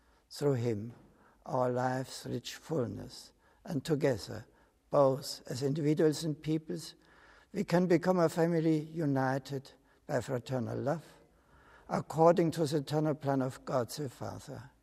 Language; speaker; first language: English; non-native, fluent; German